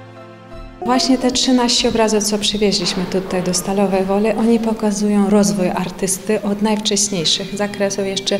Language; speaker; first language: Polish; non-native, fluent; Ukrainian